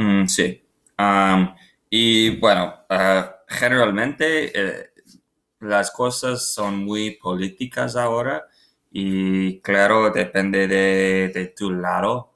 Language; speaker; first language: Spanish; non-native, learner; English